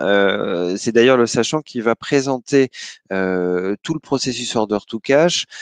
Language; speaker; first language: French; native; French